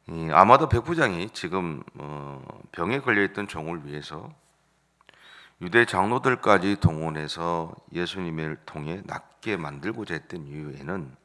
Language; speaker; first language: Korean; native; Korean